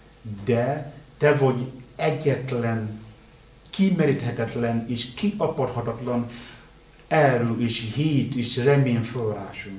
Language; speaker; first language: Hungarian; non-native, learner; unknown